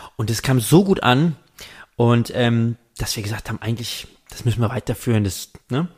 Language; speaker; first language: German; native; German